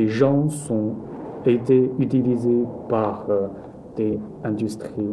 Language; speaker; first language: French; non-native, learner; Chinese